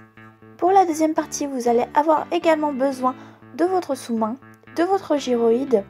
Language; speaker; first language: French; native; French